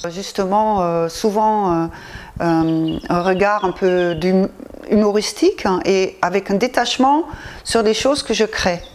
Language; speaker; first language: French; non-native, fluent; Dutch